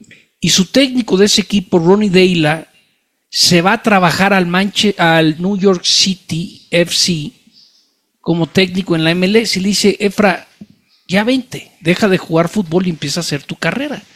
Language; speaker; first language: Spanish; native; Spanish